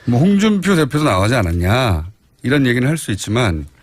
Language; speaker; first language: Korean; native; Korean